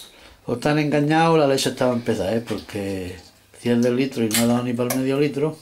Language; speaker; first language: Spanish; native; Spanish